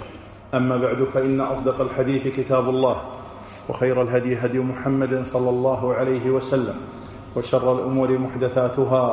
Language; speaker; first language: Arabic; native; Arabic